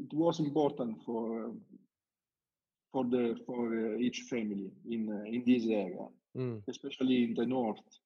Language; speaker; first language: English; non-native, learner; Italian